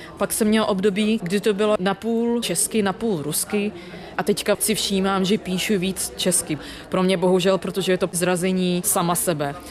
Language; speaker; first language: Czech; non-native, fluent; Russian